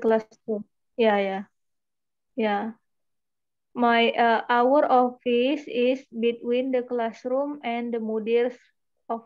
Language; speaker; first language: English; non-native, fluent; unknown